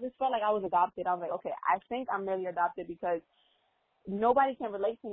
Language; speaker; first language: English; non-native, fluent; Spanish